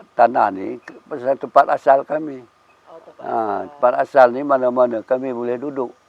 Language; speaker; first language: Malay; non-native, local second language; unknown